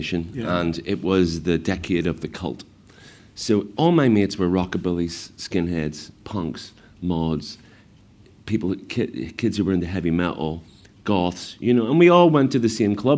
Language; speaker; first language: English; native; English